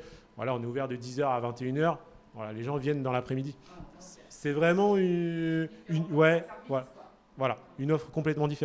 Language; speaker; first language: French; native; French